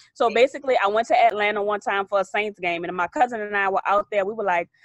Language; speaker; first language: English; native; English